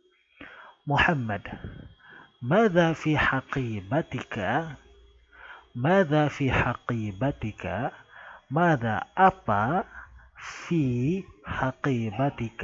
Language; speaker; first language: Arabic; non-native, fluent; Indonesian